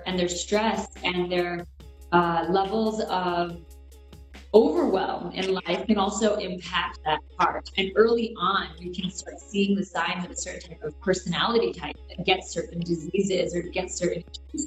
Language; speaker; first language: English; native; English